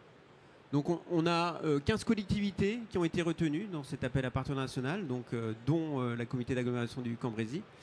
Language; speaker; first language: French; native; French